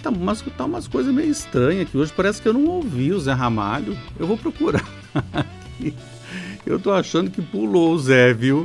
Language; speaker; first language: Portuguese; native; Portuguese